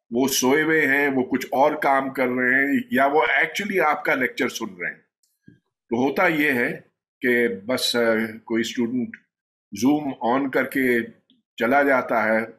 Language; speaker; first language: Urdu; native; Urdu